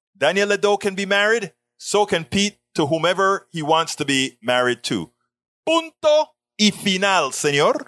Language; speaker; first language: English; non-native, fluent; Spanish